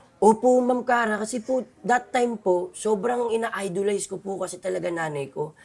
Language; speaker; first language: Filipino; non-native, local second language; Cebuano